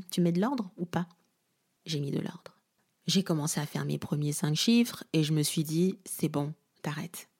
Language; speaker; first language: French; non-native, local second language; Lingala